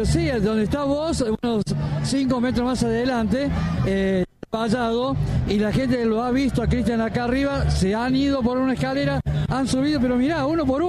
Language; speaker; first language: Spanish; native; Spanish